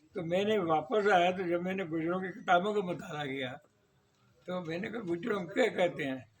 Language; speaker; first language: Urdu; non-native, local second language; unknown